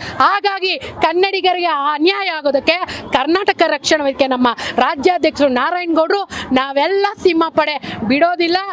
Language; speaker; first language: Kannada; native; Kannada